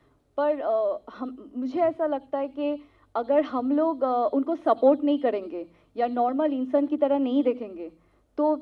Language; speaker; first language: Hindi; non-native, local second language; Telugu